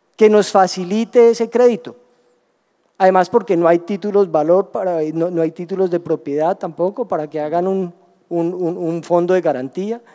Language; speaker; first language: Spanish; native; Spanish